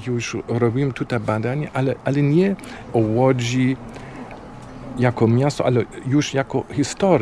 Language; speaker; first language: Polish; non-native, fluent; German